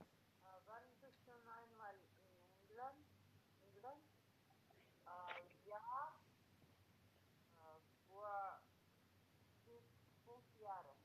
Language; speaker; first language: German; non-native, learner; Macedonian